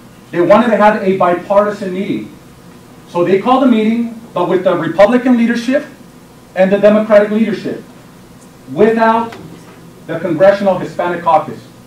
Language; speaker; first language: English; early bilingual, other home language; Spanish